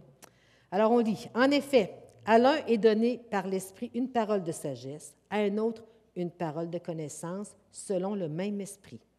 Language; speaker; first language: French; native; French